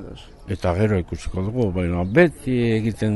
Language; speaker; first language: Basque; non-native, learner; Spanish